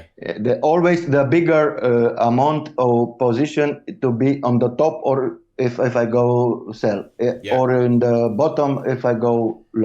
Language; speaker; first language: English; non-native, learner; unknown